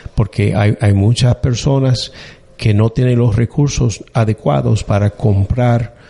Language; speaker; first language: Spanish; non-native, fluent; English